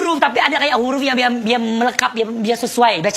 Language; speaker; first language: Indonesian; non-native, learner; Thai